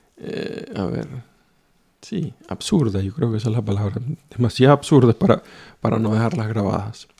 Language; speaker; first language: Spanish; native; Spanish